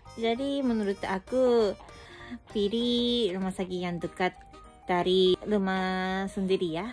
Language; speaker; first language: Indonesian; non-native, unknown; Japanese